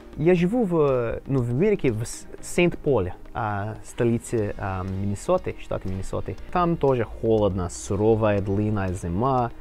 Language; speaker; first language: Russian; non-native, learner; English